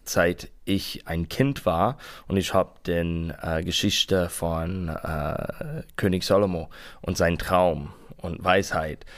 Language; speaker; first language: German; non-native, learner; English